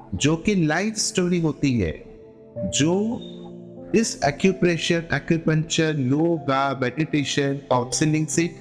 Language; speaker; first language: Hindi; non-native, local second language; Gujarati